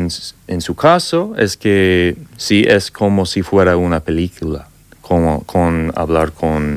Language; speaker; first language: Spanish; non-native, learner; English